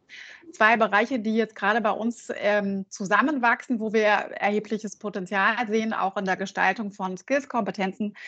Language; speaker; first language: German; native; German